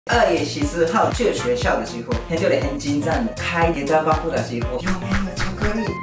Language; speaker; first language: Chinese; non-native, learner; Japanese